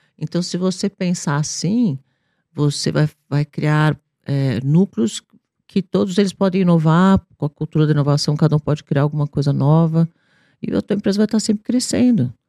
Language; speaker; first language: Portuguese; native; Portuguese